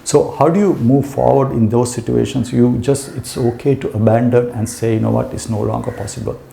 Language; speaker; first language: English; non-native, local second language; Sinhala